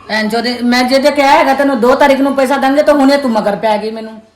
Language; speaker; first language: Punjabi; non-native, local second language; Bhojpuri